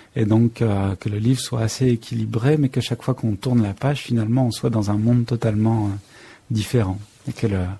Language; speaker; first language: French; native; French